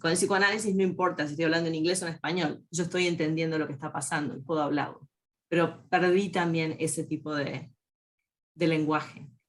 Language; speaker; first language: Spanish; native; Spanish